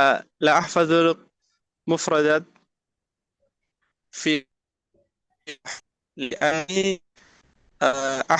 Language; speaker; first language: Arabic; non-native, learner; Indonesian